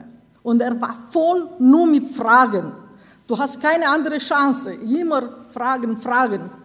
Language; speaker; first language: German; non-native, learner; Romanian